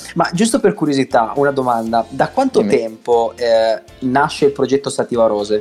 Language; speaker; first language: Italian; native; Italian